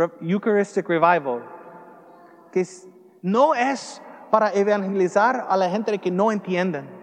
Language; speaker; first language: Spanish; non-native, learner; English